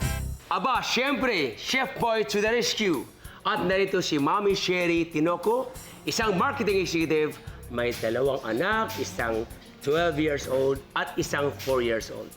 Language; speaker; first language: Filipino; native; Filipino